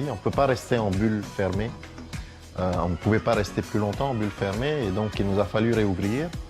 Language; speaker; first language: French; native; French